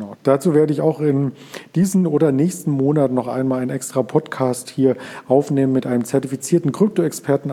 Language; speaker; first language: German; native; German